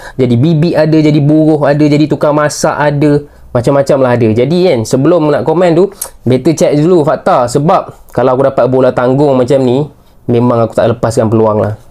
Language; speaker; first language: Malay; native; Malay